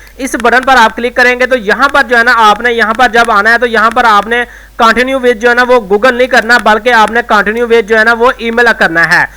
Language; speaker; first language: Urdu; non-native, local second language; Punjabi